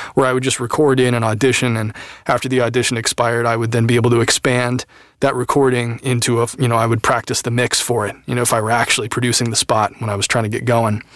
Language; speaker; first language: English; native; English